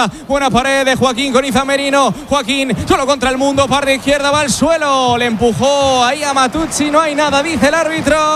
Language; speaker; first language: Spanish; native; Spanish